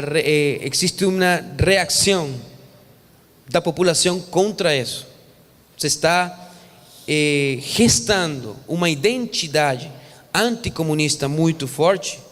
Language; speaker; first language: Portuguese; non-native, fluent; Spanish